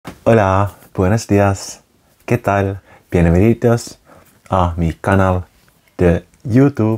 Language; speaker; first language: Spanish; non-native, learner; Finnish